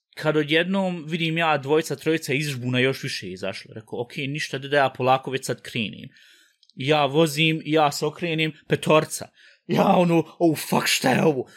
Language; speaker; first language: Bosnian; early bilingual, heritage; Bosnian